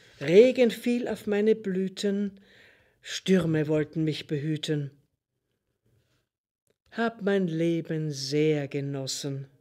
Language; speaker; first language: German; native; German